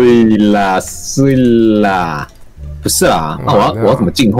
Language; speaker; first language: Chinese; native; Chinese